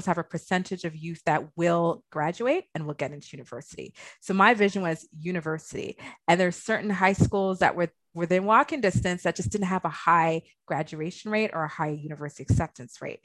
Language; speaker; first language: English; native; English